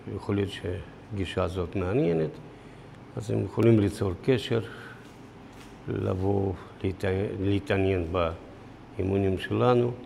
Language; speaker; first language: Hebrew; non-native, fluent; Russian